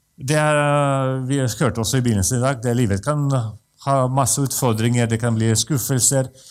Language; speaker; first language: Norwegian; non-native, fluent; Russian